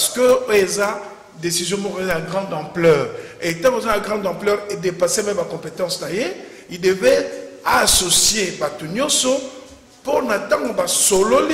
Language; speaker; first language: French; non-native, local second language; Lingala